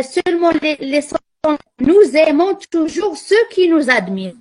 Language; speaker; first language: French; non-native, local second language; Arabic